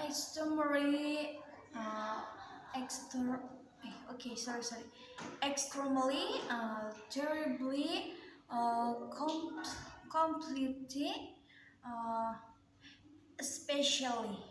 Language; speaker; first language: English; non-native, learner; Indonesian